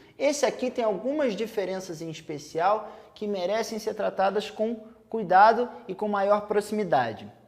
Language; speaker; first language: Portuguese; native; Portuguese